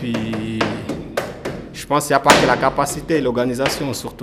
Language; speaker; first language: French; non-native, fluent; Portuguese